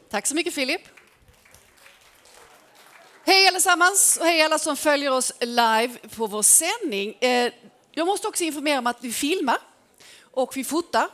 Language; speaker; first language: Swedish; native; Swedish